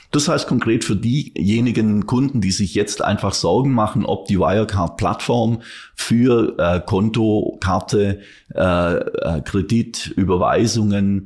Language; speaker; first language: German; native; German